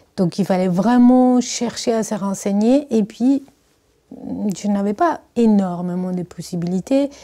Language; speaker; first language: French; non-native, fluent; Spanish